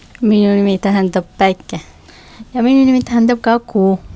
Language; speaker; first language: Estonian; non-native, learner; Arabic